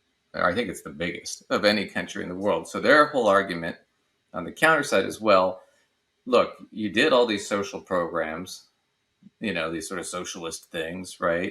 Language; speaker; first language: English; native; English